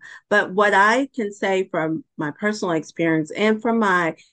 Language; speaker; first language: English; native; English